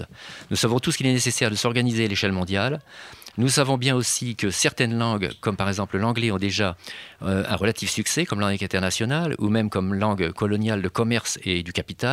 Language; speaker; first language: French; native; French